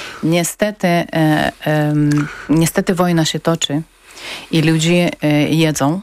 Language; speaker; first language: Polish; non-native, learner; Ukrainian